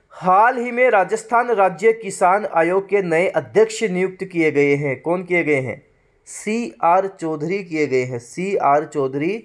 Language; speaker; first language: Hindi; native; Hindi